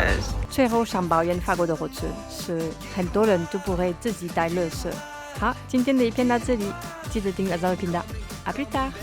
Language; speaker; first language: Chinese; non-native, fluent; French